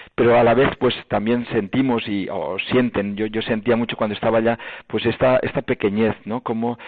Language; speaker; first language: Spanish; native; Spanish